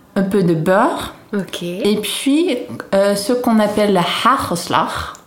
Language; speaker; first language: French; non-native, fluent; Dutch